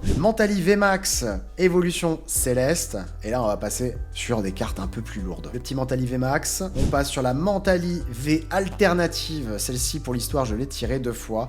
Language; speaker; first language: French; native; French